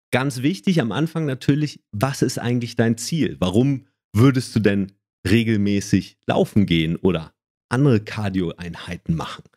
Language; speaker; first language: German; native; German